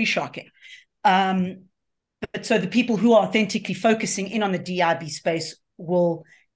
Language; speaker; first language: English; native; English